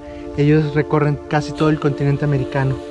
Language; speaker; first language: Spanish; native; Spanish